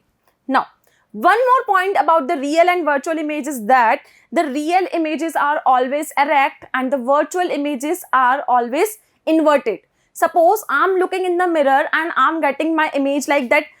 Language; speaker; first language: English; non-native, local second language; Hindi